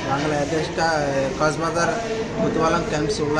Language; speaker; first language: Hindi; non-native, learner; Rohingya